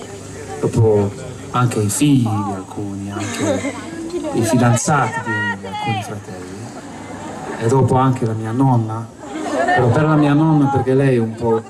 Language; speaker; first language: Italian; non-native, fluent; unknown